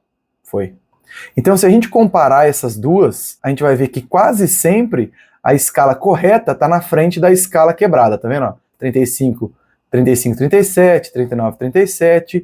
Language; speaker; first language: Portuguese; native; Portuguese